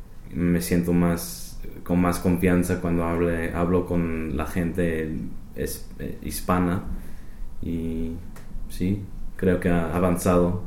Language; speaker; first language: Spanish; non-native, fluent; English